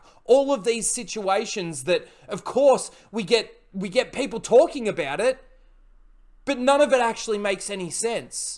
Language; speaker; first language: English; native; English